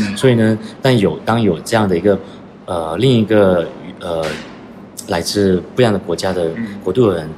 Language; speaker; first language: Chinese; native; Chinese